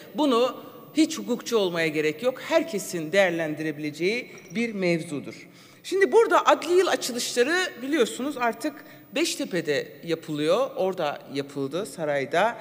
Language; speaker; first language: Turkish; non-native, local second language; Kurdish